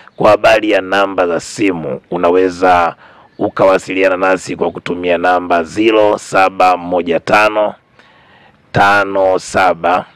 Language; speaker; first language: Swahili; native; Swahili